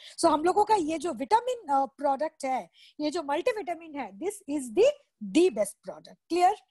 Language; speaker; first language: Hindi; non-native, local second language; Bangla